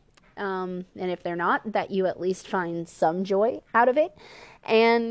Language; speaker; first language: English; native; English